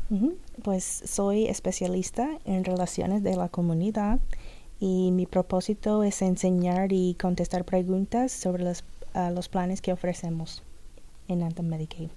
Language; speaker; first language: Spanish; non-native, fluent; English